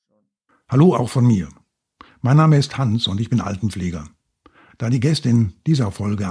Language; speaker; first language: German; native; German